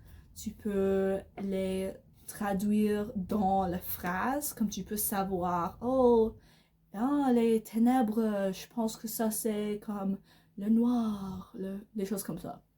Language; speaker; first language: French; non-native, learner; English